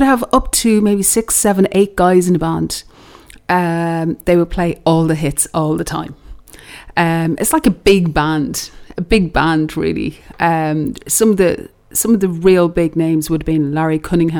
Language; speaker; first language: English; native; English